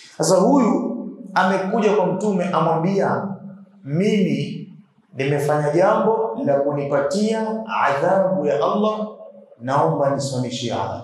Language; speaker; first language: Swahili; native; Swahili